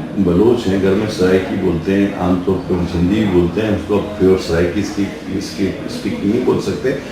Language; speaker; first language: Urdu; non-native, local second language; Sindhi